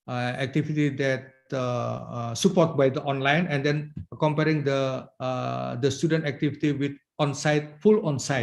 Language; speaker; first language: English; non-native, learner; Indonesian